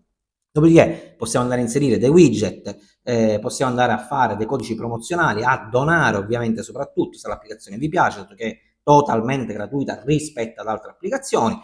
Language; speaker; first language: Italian; native; Italian